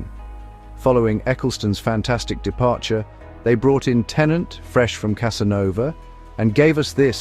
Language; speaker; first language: English; native; English